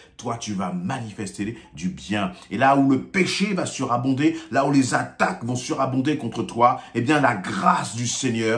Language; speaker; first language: French; native; French